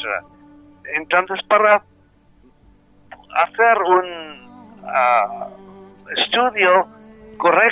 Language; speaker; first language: Spanish; non-native, fluent; English